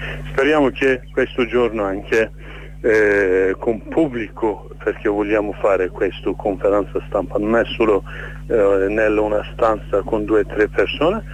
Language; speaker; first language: Italian; non-native, fluent; Kurdish